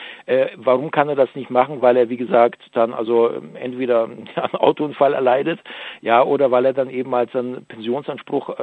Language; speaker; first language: German; native; German